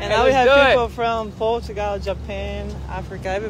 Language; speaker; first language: English; non-native, learner; Portuguese